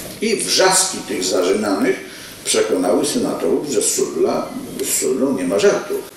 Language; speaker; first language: Polish; native; Polish